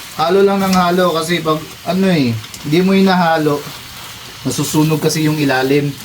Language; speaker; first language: Filipino; non-native, local second language; Cebuano